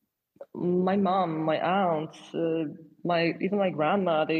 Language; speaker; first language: English; non-native, fluent; Polish